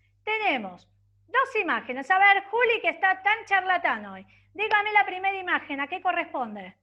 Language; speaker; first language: Spanish; native; Spanish